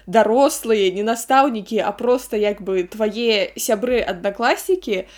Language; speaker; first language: Belarusian; native; Belarusian